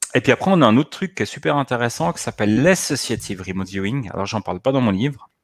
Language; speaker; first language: French; native; French